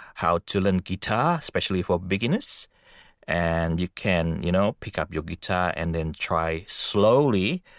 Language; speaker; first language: English; non-native, fluent; Indonesian